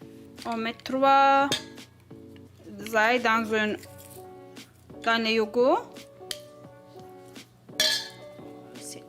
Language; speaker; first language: French; non-native, learner; Turkish